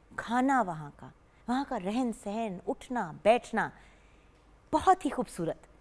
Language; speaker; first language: Urdu; non-native, local second language; Punjabi